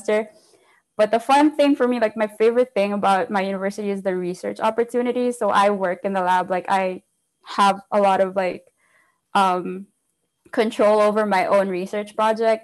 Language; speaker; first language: English; non-native, local second language; Filipino